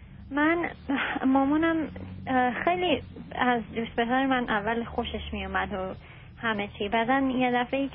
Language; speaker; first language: Persian; early bilingual, heritage; Persian